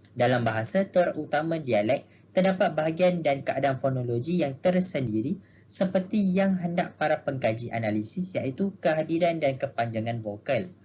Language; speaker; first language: Malay; native; Malay